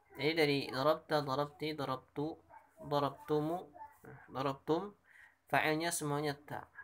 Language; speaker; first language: Indonesian; native; Indonesian